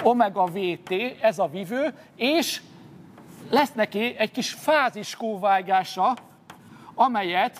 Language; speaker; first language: Hungarian; native; Hungarian